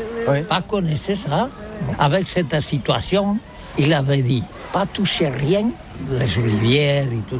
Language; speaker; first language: French; non-native, learner; Catalan